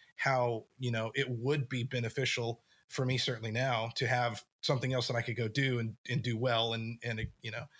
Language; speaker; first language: English; native; English